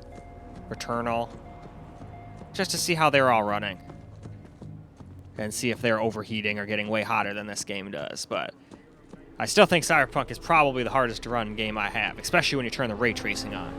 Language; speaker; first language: English; native; English